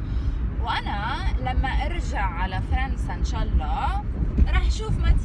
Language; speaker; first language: Arabic; native; Arabic